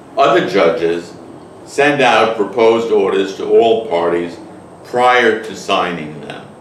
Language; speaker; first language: English; native; English